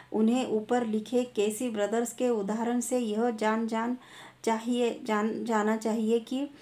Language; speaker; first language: Hindi; non-native, local second language; Marathi